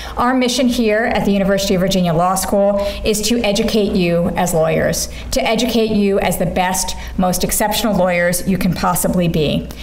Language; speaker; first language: English; native; English